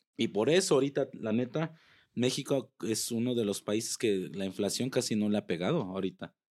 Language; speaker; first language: Spanish; early bilingual, heritage; Spanish